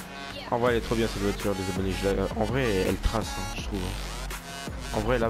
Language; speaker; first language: French; native; French